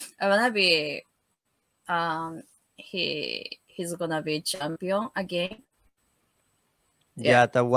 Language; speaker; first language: English; non-native, learner; Japanese